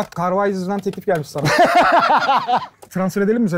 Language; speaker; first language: Turkish; native; Turkish